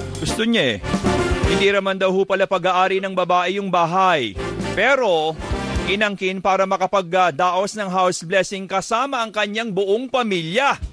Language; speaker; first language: Filipino; native; Filipino